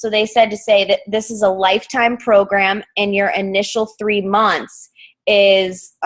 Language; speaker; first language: English; native; English